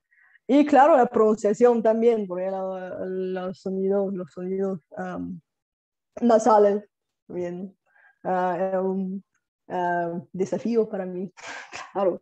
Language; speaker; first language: Spanish; non-native, fluent; Bulgarian